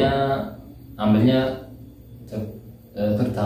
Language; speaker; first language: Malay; non-native, learner; Turkish